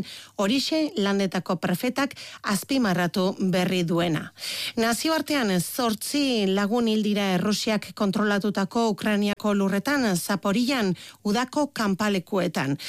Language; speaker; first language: Basque; native; Basque